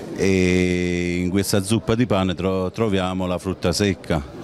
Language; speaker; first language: Italian; native; Italian